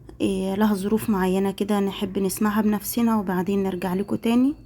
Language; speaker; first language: Arabic; native; Arabic